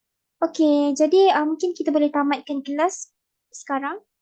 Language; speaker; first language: Malay; native; Malay